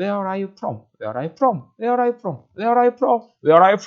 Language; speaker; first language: English; non-native, learner; Korean